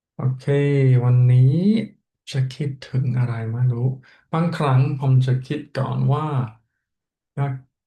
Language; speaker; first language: Thai; non-native, fluent; English